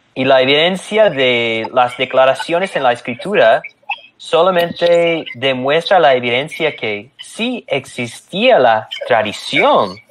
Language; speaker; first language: Spanish; non-native, fluent; English